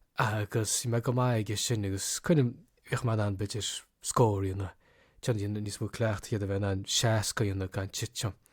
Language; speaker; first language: Irish; native; Irish